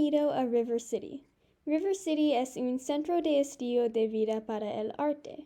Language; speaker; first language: Spanish; non-native, learner; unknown